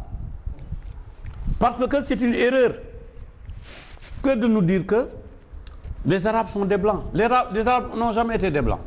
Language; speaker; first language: French; non-native, local second language; Wolof